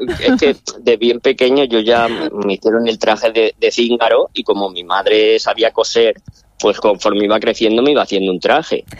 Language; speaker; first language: Spanish; native; Spanish